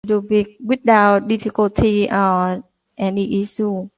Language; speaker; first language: English; non-native, learner; Vietnamese